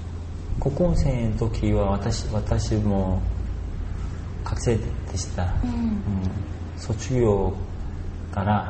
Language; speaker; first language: Japanese; non-native, learner; Korean